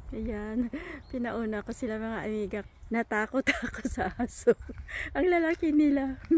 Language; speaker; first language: Filipino; non-native, local second language; Hiligaynon